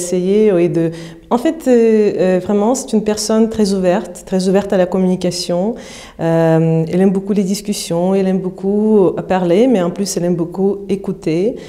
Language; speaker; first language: French; non-native, fluent; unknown